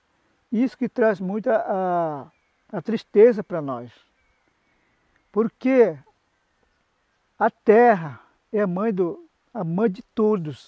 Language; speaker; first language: Portuguese; non-native, local second language; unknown